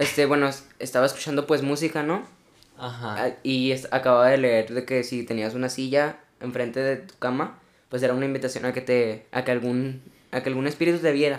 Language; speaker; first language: Spanish; native; Spanish